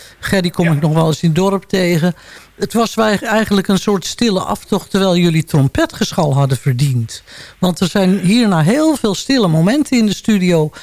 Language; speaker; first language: Dutch; native; Dutch